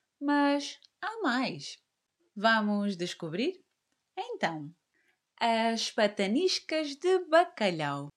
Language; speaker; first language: Portuguese; native; Portuguese